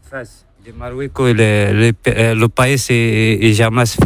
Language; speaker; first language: Spanish; non-native, learner; Arabic